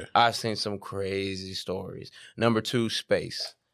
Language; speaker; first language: English; native; English